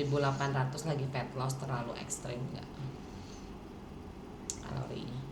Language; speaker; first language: Indonesian; native; Indonesian